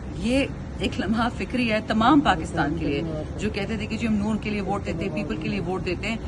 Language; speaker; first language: Urdu; non-native, local second language; Pashto